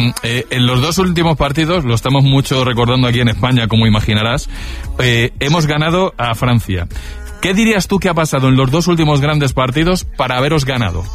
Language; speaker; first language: Spanish; native; Spanish